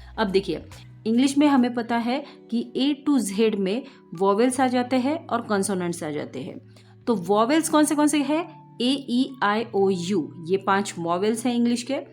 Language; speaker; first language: Hindi; non-native, local second language; Marathi